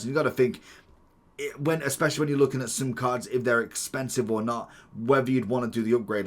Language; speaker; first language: English; native; English